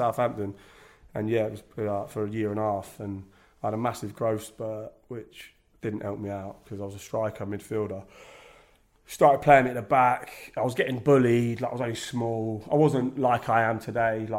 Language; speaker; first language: English; native; English